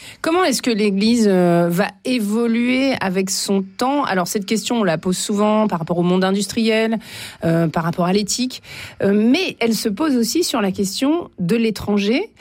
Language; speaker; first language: French; native; French